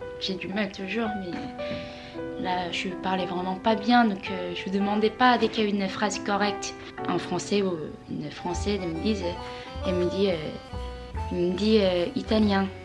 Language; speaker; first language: French; non-native, fluent; Korean